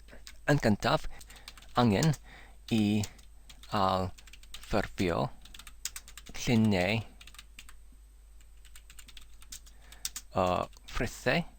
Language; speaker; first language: Welsh; non-native, learner; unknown